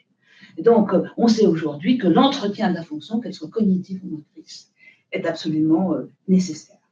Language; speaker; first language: French; native; French